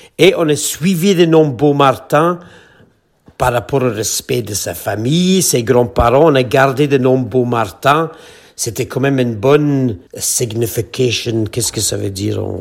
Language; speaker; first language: French; non-native, fluent; English